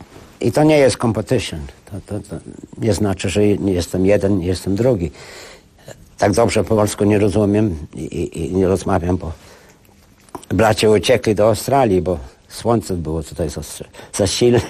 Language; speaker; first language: Polish; early bilingual, heritage; Polish